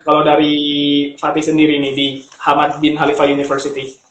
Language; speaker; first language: Indonesian; native; Indonesian